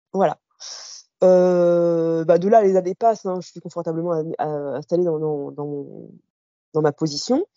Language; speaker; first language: French; early bilingual, other home language; Kabyle